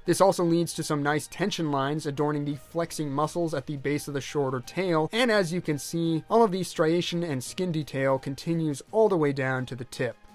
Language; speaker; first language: English; native; English